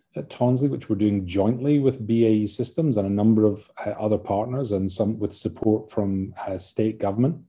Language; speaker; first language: English; native; English